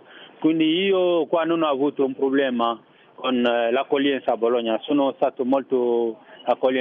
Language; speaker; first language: Italian; non-native, fluent; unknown